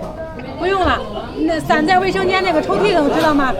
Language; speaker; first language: Chinese; native; Chinese